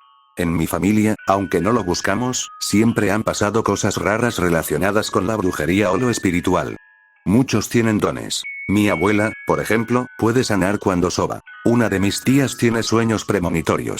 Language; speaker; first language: Spanish; native; Spanish